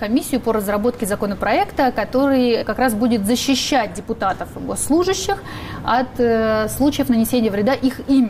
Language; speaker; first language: Russian; native; Russian